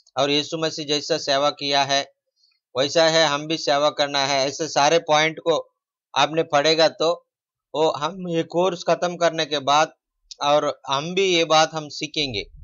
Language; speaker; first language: Hindi; non-native, local second language; Telugu